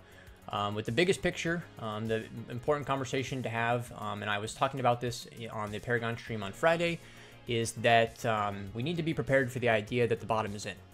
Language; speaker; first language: English; native; English